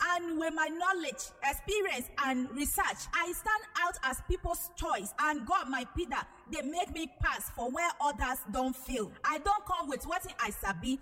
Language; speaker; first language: Nigerian Pidgin; non-native, local second language; Igbo